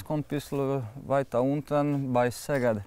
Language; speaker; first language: German; non-native, learner; Hungarian